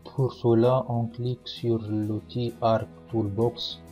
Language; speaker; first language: French; non-native, local second language; Arabic